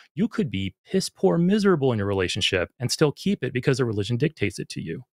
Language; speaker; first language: English; native; English